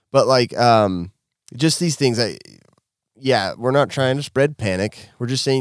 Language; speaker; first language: English; native; English